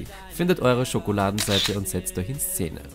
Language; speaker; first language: German; native; German